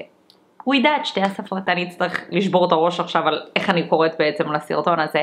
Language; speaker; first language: Hebrew; early bilingual, other home language; English